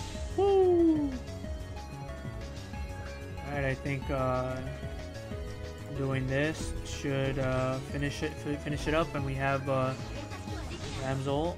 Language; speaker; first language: English; native; English